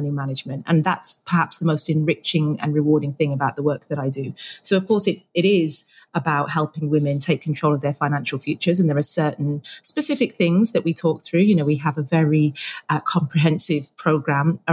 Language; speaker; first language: English; native; English